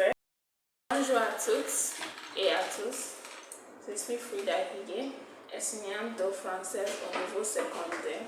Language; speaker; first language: French; non-native, fluent; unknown